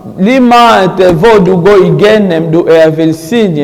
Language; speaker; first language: Danish; non-native, learner; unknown